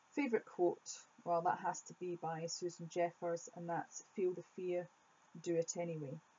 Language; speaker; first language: English; native; English